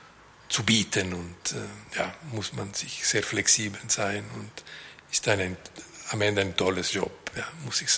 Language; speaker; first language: German; non-native, local second language; French